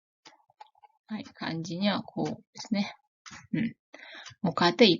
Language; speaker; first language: Japanese; non-native, fluent; Indonesian